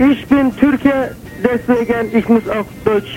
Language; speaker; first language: German; non-native, learner; Turkish